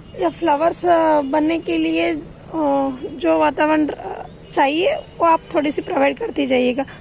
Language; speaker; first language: Hindi; native; Hindi